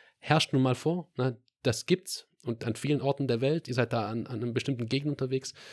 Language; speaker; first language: German; native; German